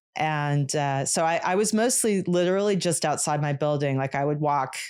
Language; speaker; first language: English; native; English